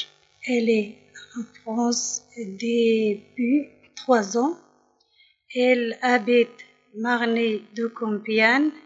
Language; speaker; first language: French; non-native, learner; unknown